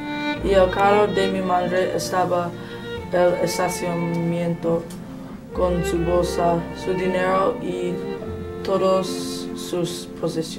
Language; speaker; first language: Spanish; non-native, learner; English